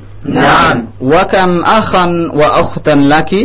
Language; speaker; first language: Arabic; non-native, fluent; Indonesian